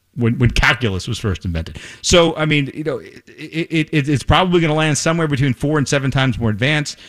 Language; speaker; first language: English; native; English